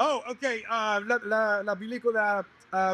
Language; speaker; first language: Spanish; non-native, learner; English